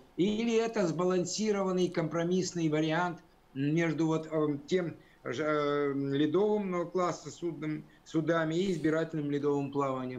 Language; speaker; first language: Russian; native; Russian